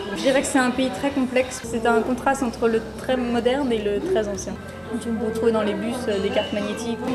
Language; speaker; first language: French; native; French